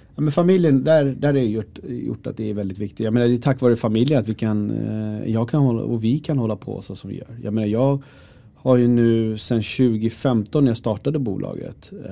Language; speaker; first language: Swedish; early bilingual, other home language; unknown